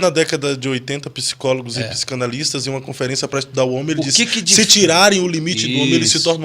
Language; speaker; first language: Portuguese; native; Portuguese